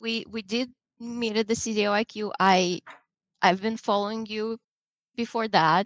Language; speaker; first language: English; non-native, fluent; Russian